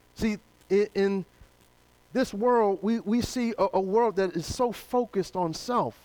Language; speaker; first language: English; native; English